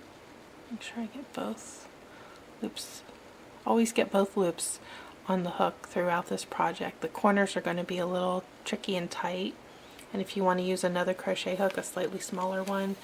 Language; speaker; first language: English; native; English